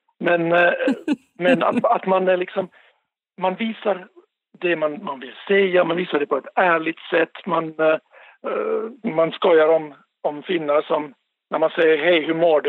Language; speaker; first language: Swedish; non-native, local second language; Finnish